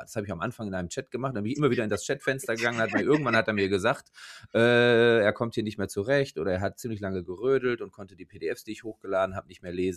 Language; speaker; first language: German; native; German